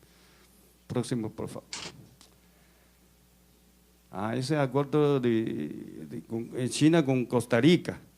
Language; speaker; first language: Spanish; non-native, fluent; Chinese